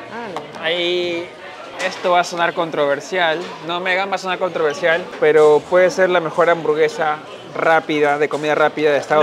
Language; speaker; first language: Spanish; native; Spanish